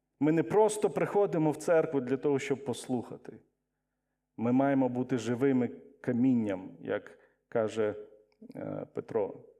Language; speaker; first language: Ukrainian; non-native, local second language; Russian